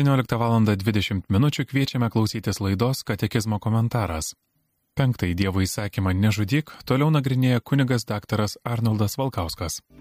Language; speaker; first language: Lithuanian; native; Lithuanian